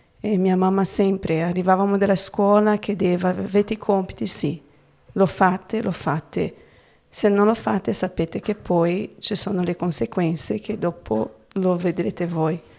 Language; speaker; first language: Italian; non-native, fluent; Portuguese